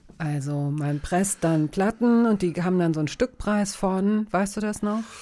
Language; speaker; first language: German; native; German